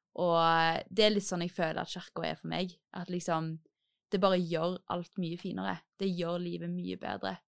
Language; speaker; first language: Norwegian; native; Norwegian